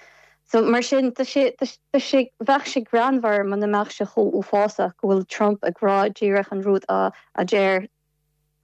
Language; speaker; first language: Irish; non-native, fluent; Ukrainian